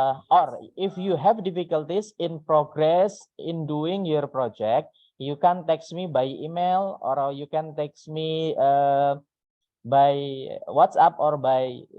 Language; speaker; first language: English; non-native, fluent; Indonesian